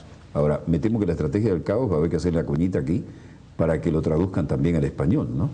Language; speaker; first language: Spanish; native; Spanish